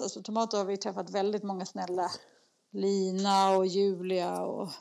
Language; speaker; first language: Swedish; native; Swedish